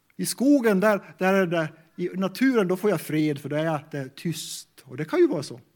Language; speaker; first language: Swedish; native; Swedish